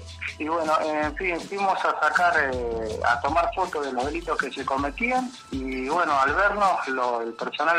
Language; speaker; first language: Spanish; native; Spanish